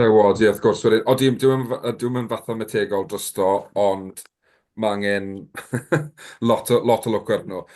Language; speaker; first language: Welsh; native; Welsh